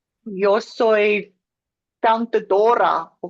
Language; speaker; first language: Spanish; non-native, learner; English